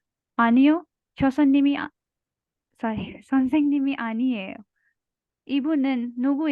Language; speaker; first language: Korean; non-native, learner; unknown